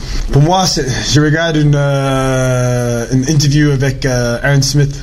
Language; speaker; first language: French; non-native, learner; English